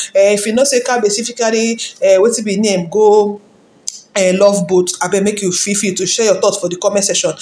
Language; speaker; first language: Nigerian Pidgin; non-native, local second language; Yoruba